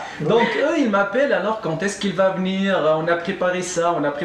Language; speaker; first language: French; non-native, local second language; Arabic